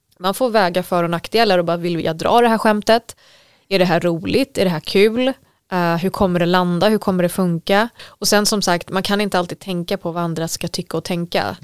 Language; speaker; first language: Swedish; native; Swedish